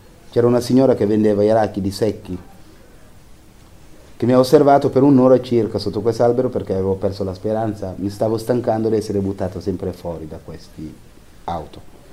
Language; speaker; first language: Italian; non-native, fluent; Wolof